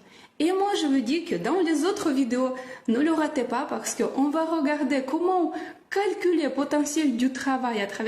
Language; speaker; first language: French; non-native, fluent; Russian